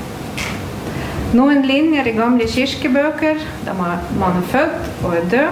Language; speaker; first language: Norwegian; non-native, fluent; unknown